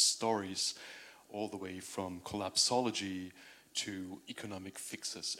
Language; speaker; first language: English; non-native, fluent; German